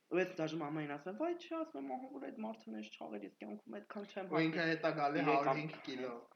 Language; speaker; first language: Armenian; native; Armenian